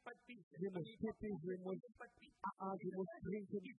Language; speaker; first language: German; non-native, fluent; Russian